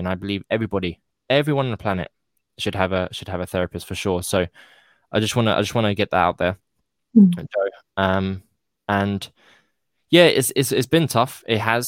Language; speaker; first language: English; native; English